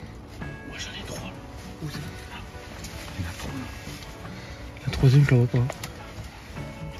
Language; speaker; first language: French; native; French